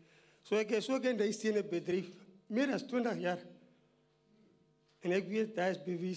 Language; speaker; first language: Dutch; non-native, learner; Afrikaans